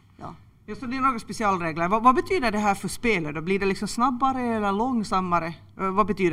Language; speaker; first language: Swedish; native; Swedish